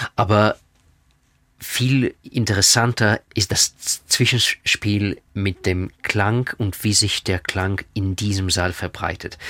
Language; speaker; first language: German; non-native, fluent; Russian